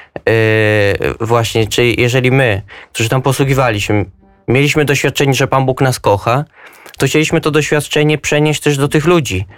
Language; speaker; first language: Polish; native; Polish